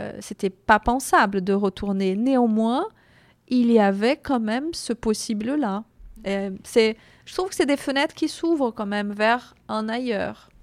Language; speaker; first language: French; non-native, fluent; Portuguese